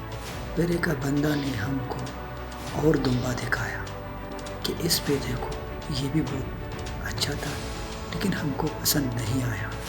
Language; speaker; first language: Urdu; non-native, local second language; Pashto